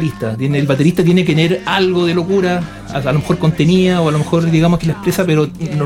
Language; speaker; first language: Spanish; native; Spanish